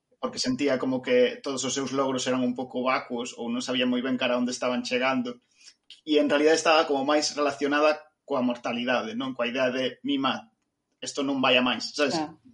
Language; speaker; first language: Galician; non-native, local second language; Spanish